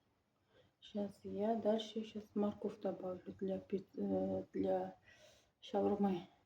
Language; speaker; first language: Russian; non-native, local second language; Kyrgyz